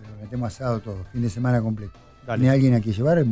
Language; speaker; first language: Spanish; native; Spanish